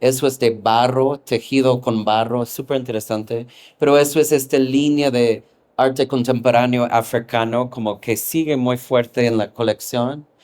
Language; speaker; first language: Spanish; non-native, fluent; English